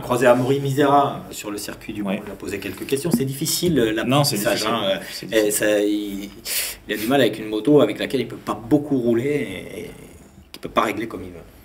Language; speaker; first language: French; native; French